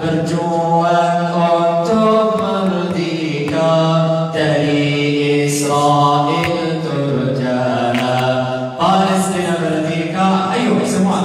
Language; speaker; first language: Indonesian; non-native, learner; Arabic